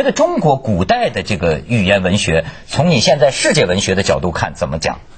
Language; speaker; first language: Chinese; native; Chinese